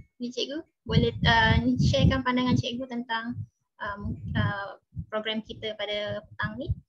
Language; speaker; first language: Malay; native; Malay